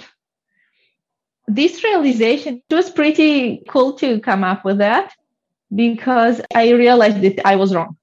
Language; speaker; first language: English; non-native, fluent; Russian